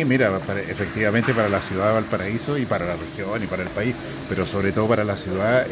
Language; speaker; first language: Spanish; native; Spanish